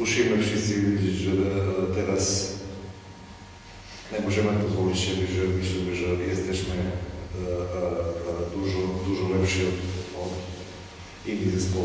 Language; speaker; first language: Polish; non-native, fluent; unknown